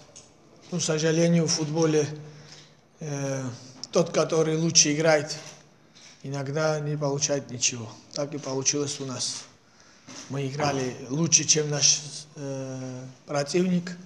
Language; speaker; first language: Russian; non-native, fluent; Georgian